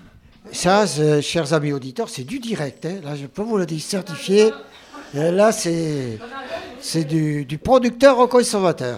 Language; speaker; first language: French; native; French